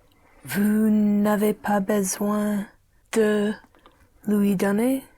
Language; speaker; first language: French; non-native, learner; English